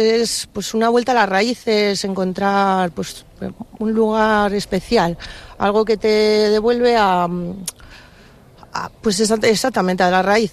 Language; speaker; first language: Spanish; native; Spanish